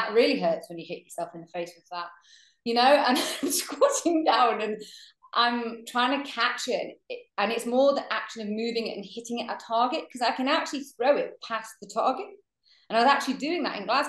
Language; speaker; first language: English; native; English